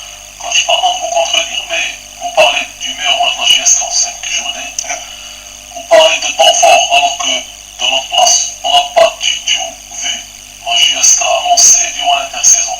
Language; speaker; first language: French; native; French